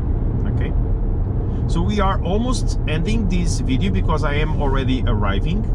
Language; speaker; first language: English; non-native, fluent; Portuguese